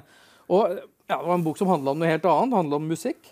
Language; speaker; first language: Norwegian; native; Norwegian